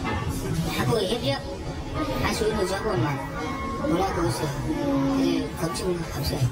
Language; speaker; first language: Korean; non-native, learner; Vietnamese